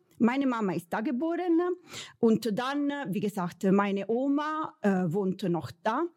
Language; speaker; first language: German; non-native, fluent; Italian